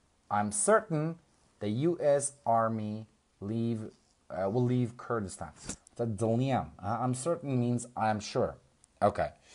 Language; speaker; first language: English; non-native, fluent; Central Kurdish